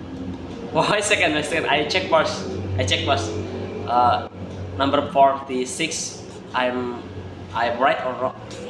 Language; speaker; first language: English; non-native, learner; Indonesian